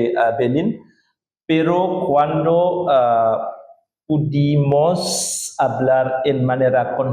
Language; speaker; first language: Spanish; non-native, learner; Indonesian